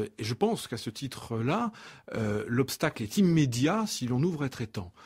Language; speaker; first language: French; native; French